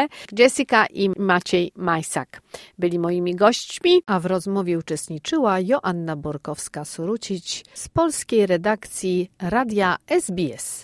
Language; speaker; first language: Polish; native; Polish